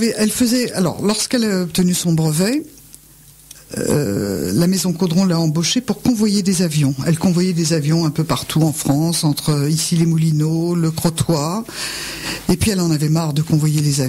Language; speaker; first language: French; native; French